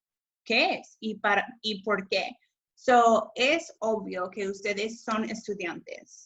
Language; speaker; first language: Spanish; non-native, fluent; English